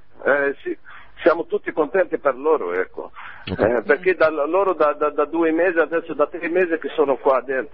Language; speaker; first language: Italian; non-native, learner; Arabic